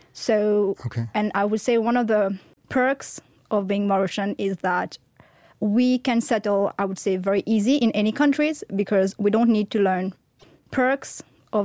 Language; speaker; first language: English; non-native, fluent; Morisyen